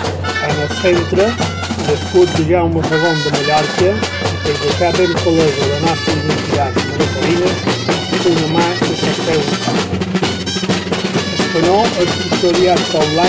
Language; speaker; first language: Catalan; native; Catalan